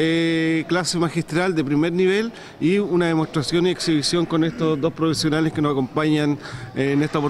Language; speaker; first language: Spanish; native; Spanish